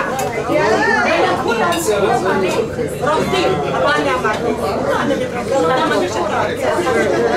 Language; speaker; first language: Hebrew; non-native, fluent; Russian